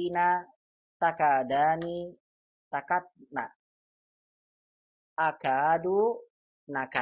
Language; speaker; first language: Arabic; non-native, fluent; Indonesian